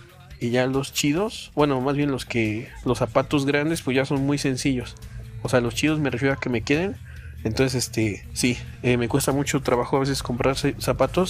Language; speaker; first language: Spanish; native; Spanish